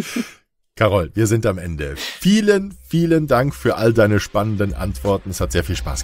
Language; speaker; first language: German; native; German